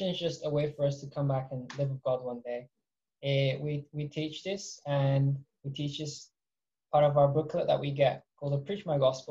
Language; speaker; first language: English; early bilingual, other home language; Portuguese